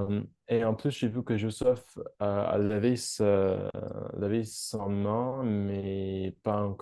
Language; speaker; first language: French; non-native, fluent; English